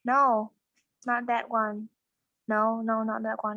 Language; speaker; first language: English; non-native, learner; Vietnamese